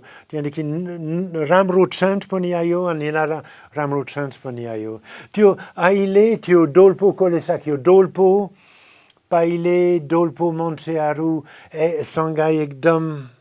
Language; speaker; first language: Nepali; non-native, fluent; French